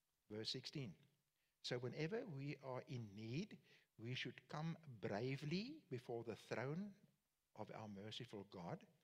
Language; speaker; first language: English; non-native, local second language; Afrikaans